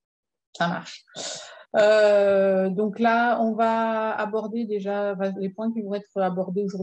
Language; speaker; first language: French; native; French